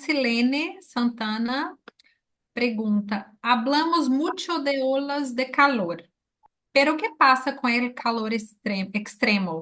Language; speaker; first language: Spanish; non-native, learner; Portuguese